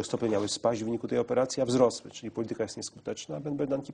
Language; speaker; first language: Polish; native; Polish